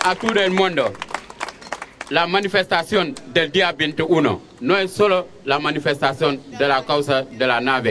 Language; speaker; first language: Spanish; non-native, fluent; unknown